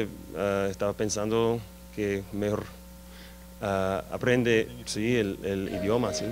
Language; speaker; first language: Spanish; non-native, fluent; German